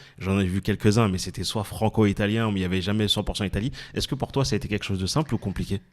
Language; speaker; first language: French; native; French